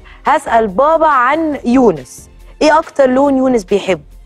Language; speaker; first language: Arabic; native; Arabic